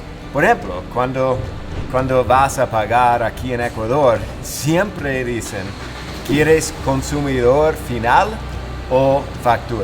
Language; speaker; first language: Spanish; non-native, fluent; English